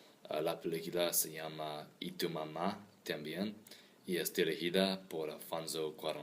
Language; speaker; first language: Spanish; non-native, learner; English